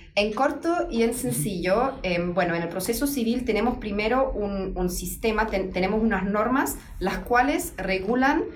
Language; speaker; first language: Spanish; non-native, fluent; German